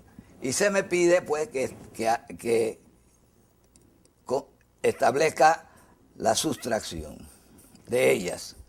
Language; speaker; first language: Spanish; native; Spanish